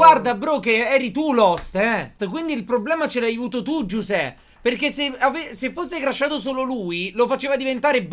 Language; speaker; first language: Italian; native; Italian